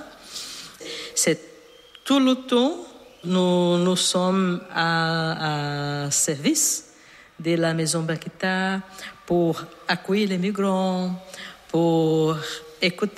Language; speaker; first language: French; non-native, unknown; Portuguese